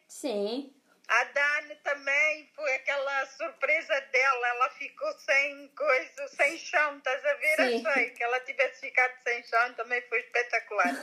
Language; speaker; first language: Portuguese; native; Portuguese